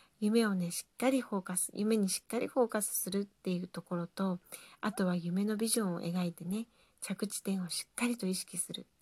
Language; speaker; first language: Japanese; native; Japanese